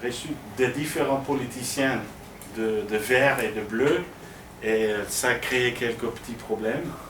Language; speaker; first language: French; non-native, fluent; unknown